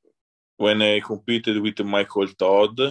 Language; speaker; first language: English; non-native, learner; Italian